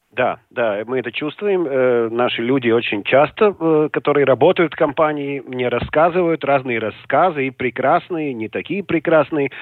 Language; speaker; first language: Russian; non-native, local second language; Latvian